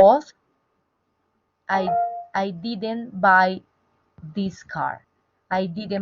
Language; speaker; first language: English; non-native, fluent; Spanish